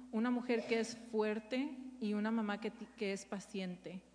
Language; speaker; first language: Spanish; early bilingual, heritage; Spanish